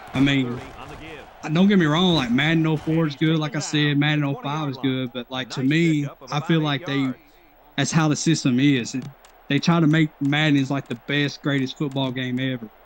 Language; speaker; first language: English; native; English